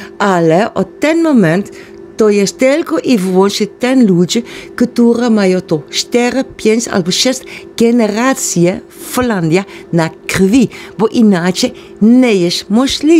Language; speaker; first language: Polish; non-native, learner; Dutch